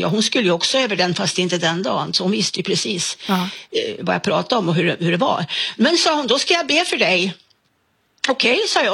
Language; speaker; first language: Swedish; native; Swedish